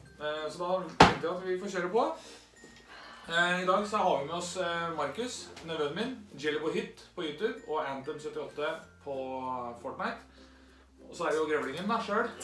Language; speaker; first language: Norwegian; native; Norwegian